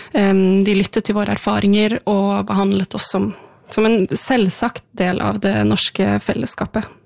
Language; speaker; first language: Norwegian; native; Norwegian